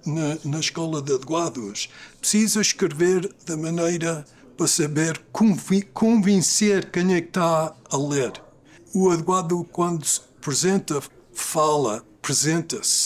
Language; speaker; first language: Portuguese; early bilingual, other home language; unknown